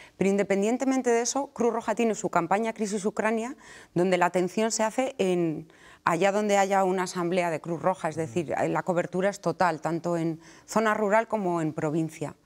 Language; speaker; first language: Spanish; native; Spanish